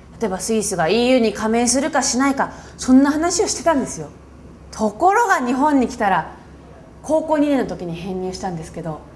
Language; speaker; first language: Japanese; early bilingual, heritage; Japanese